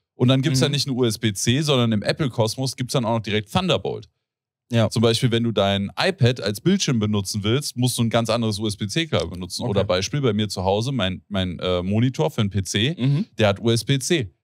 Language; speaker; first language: German; native; German